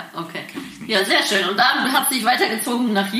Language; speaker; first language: German; native; German